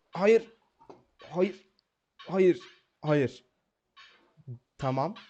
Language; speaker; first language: Turkish; native; Turkish